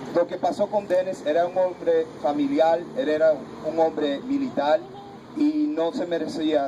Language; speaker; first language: Spanish; early bilingual, heritage; Spanish